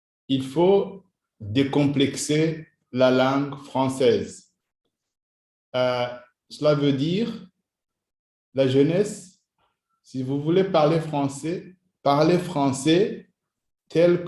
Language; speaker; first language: French; non-native, local second language; Kinyarwanda